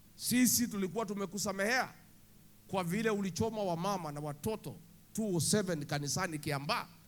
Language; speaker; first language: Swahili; non-native, local second language; Kikuyu